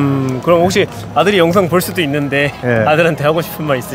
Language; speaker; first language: Korean; native; Korean